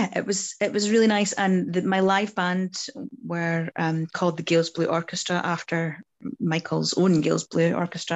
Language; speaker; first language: English; native; English